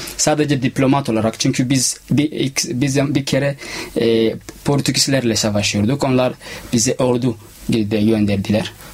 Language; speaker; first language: Turkish; non-native, learner; Somali